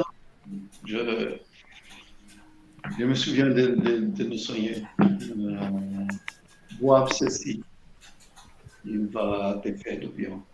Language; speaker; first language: French; non-native, learner; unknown